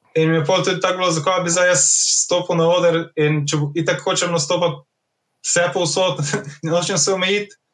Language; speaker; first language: Slovenian; native; Slovenian